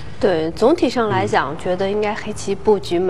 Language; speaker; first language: Chinese; native; Chinese